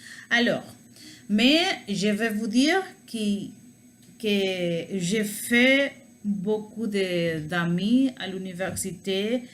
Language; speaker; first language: French; non-native, learner; Spanish